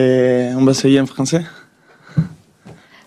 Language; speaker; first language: French; non-native, learner; Spanish